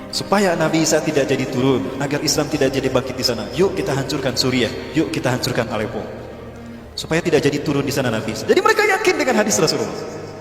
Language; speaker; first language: Indonesian; native; Indonesian